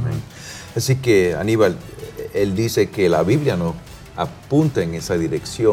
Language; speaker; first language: Spanish; non-native, fluent; English